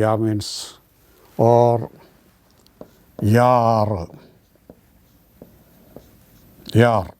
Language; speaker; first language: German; non-native, fluent; Malayalam